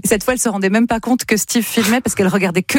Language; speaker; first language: French; native; French